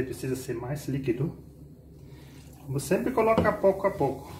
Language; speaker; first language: Portuguese; non-native, fluent; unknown